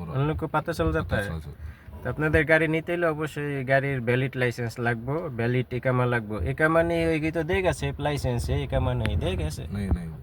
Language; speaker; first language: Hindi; non-native, fluent; Bangla